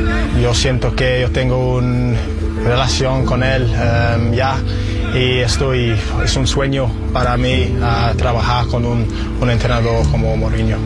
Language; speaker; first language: Spanish; non-native, learner; English